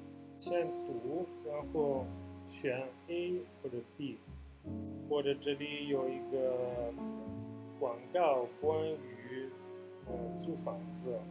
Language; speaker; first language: Chinese; non-native, fluent; Italian